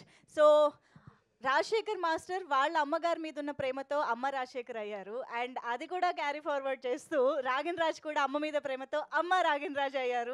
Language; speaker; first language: Telugu; native; Telugu